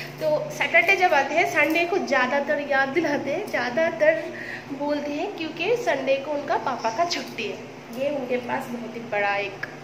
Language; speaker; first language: Hindi; non-native, local second language; Bangla